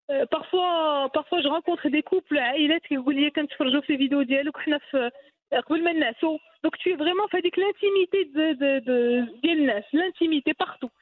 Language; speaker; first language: French; non-native, local second language; Arabic